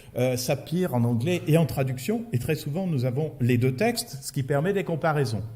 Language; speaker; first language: French; native; French